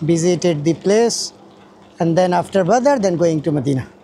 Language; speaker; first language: English; non-native, learner; Bangla